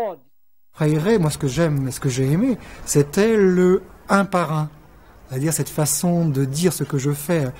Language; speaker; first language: French; native; French